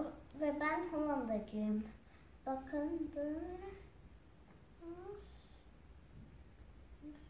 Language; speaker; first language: Turkish; non-native, learner; Dutch